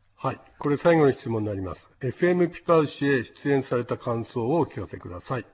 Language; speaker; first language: Japanese; native; Japanese